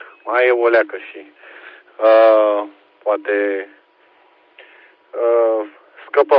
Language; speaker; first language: Romanian; native; Romanian